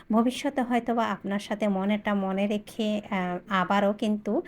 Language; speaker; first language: Bangla; non-native, local second language; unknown